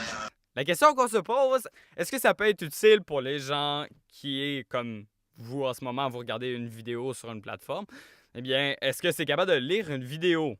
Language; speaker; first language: French; native; French